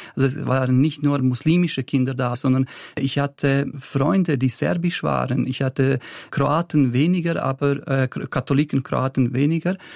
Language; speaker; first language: German; early bilingual, other home language; Bosnian